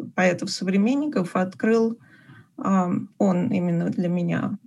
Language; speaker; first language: Russian; native; Russian